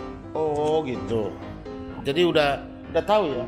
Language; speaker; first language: Indonesian; non-native, fluent; Japanese